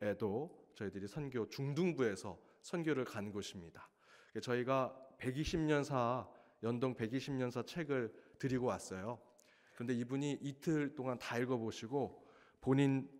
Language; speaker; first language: Korean; native; Korean